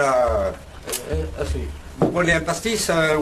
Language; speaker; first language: French; native; French